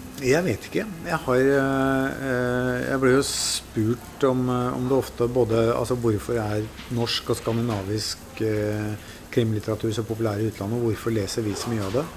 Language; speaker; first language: Norwegian; native; Norwegian